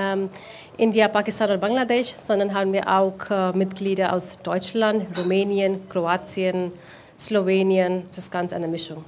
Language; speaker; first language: German; non-native, fluent; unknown